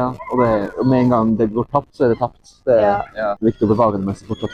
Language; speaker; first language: Norwegian; native; Norwegian